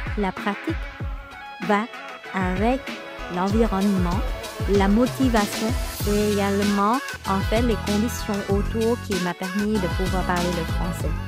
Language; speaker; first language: French; non-native, fluent; Vietnamese